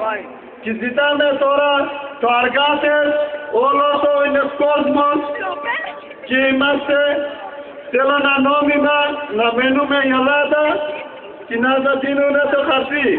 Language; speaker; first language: Greek; non-native, learner; Bangla